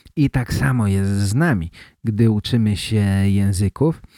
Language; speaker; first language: Polish; native; Polish